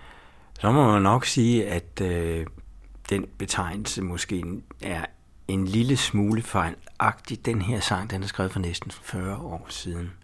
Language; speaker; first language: Danish; native; Danish